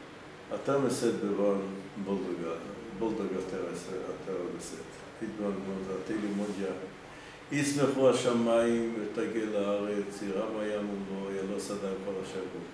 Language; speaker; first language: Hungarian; early bilingual, heritage; Hungarian